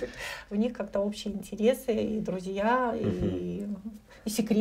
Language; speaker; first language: Russian; native; Russian